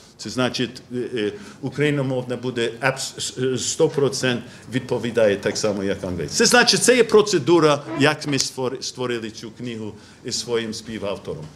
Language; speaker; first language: Ukrainian; non-native, fluent; English